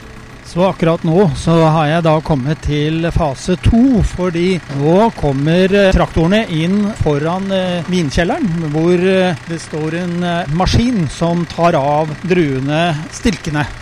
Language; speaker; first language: Norwegian; native; Norwegian